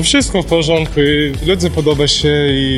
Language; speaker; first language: Polish; non-native, learner; Ukrainian